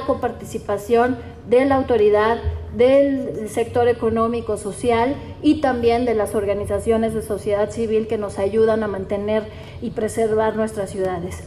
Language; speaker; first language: Spanish; native; Spanish